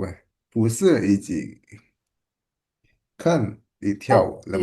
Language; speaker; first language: Chinese; non-native, learner; Indonesian